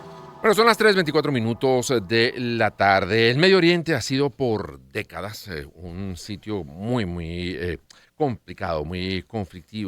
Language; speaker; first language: Spanish; native; Spanish